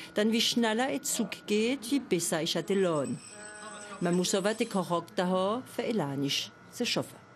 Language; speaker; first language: German; non-native, local second language; French